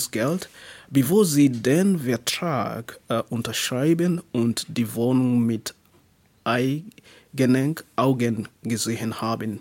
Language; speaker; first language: German; non-native, learner; English